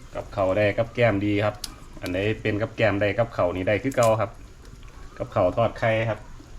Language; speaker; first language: Thai; native; Thai